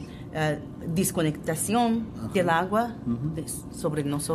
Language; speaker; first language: Spanish; non-native, fluent; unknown